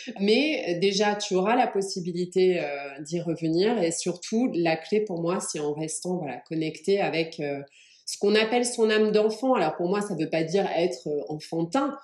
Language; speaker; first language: French; early bilingual, other home language; English